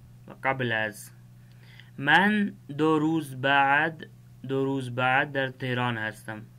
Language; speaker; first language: Persian; non-native, fluent; Urdu